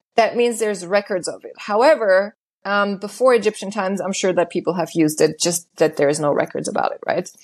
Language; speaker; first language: English; non-native, fluent; German